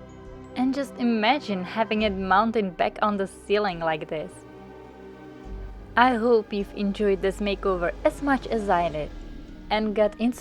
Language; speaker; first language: English; non-native, fluent; Czech